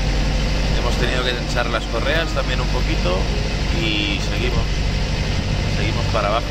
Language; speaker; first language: Spanish; native; Spanish